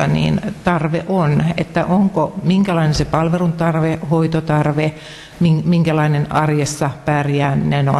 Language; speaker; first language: Finnish; native; Finnish